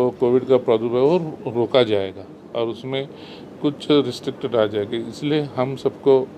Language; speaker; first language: Hindi; non-native, local second language; Marathi